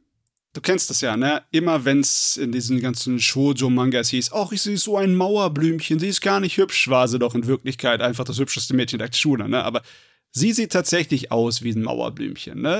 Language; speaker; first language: German; native; German